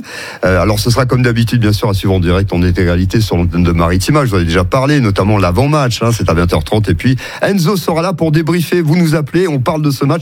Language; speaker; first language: French; native; French